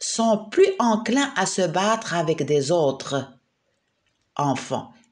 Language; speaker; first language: French; non-native, local second language; Arabic